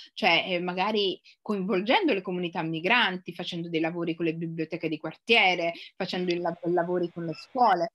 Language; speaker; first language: Italian; native; Italian